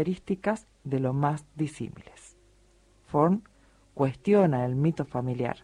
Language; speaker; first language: Spanish; native; Spanish